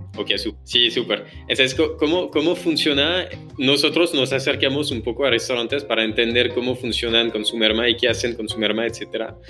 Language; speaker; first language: Spanish; non-native, fluent; French